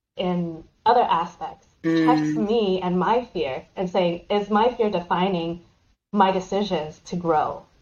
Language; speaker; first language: English; native; English